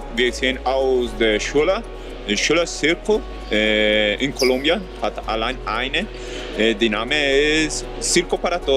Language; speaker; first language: German; non-native, learner; Spanish